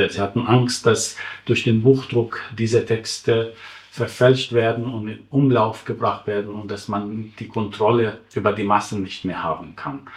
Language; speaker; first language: German; non-native, fluent; Arabic